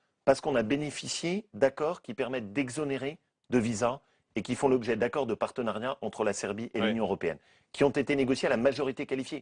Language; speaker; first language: French; native; French